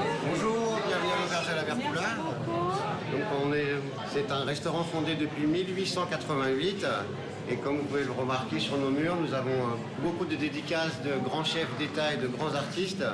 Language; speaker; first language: French; native; French